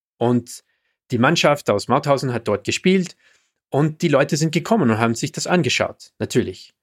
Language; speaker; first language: German; non-native, fluent; English